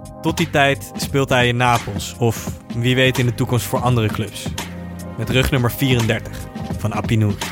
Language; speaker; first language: Dutch; native; Dutch